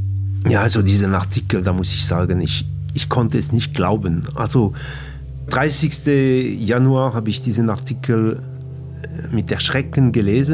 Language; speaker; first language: German; non-native, local second language; French